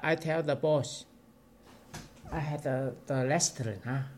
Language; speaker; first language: English; non-native, learner; Cantonese